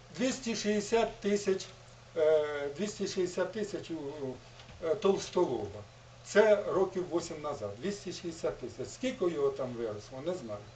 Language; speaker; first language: Ukrainian; native; Ukrainian